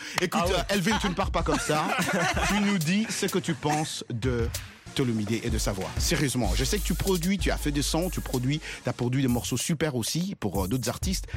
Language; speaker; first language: French; non-native, local second language; Lingala